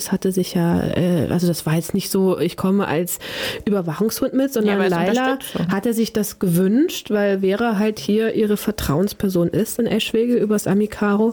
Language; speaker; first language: German; native; German